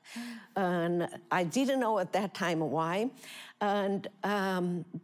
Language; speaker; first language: English; non-native, fluent; Romanian